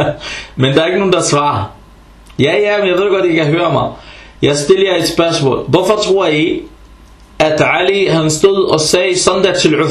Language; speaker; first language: Danish; early bilingual, other home language; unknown